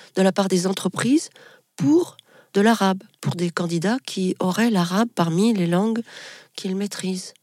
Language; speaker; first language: French; non-native, local second language; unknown